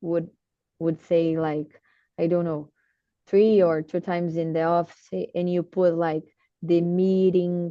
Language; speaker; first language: English; non-native, learner; Portuguese